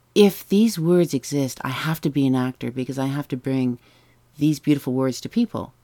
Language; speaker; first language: English; native; English